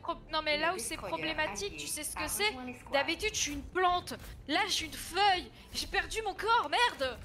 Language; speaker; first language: French; native; French